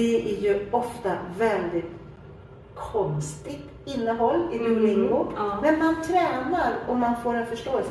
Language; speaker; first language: Swedish; native; Swedish